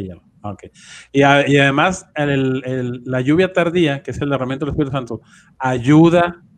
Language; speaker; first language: Spanish; native; Spanish